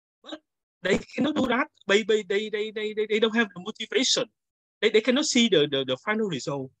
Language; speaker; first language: English; non-native, learner; Vietnamese